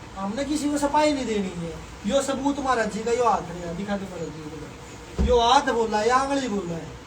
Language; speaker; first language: Hindi; native; Hindi